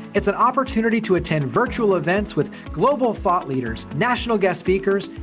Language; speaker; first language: English; native; English